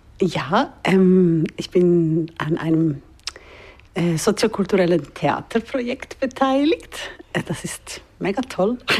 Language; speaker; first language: German; native; German